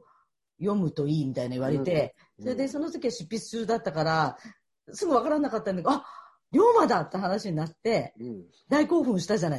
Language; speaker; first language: Japanese; native; Japanese